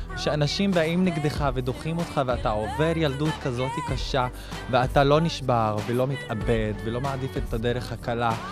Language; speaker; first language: Hebrew; non-native, local second language; Arabic